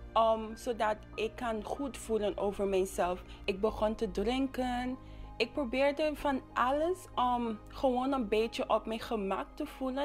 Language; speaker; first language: Dutch; non-native, local second language; English